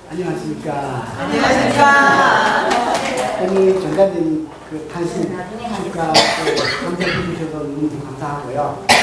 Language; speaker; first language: Korean; non-native, learner; Tibetan